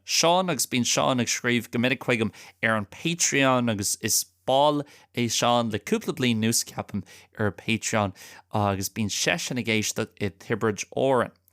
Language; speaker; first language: Irish; non-native, local second language; English